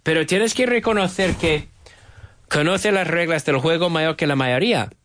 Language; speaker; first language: Spanish; non-native, learner; English